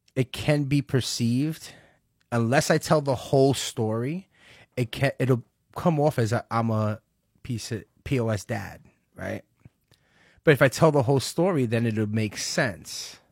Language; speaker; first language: English; early bilingual, other home language; Spanish